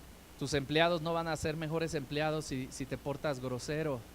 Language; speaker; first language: Spanish; native; Spanish